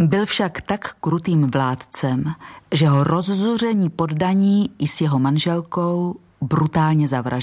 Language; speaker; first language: Czech; native; Czech